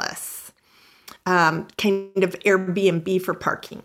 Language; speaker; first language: English; native; English